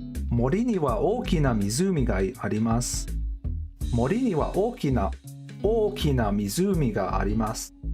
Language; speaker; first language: Japanese; non-native, learner; English